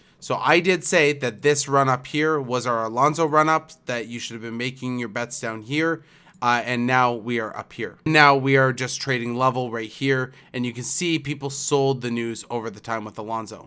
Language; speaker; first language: English; native; English